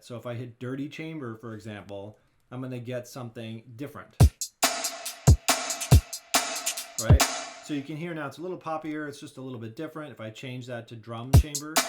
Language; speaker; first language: English; native; English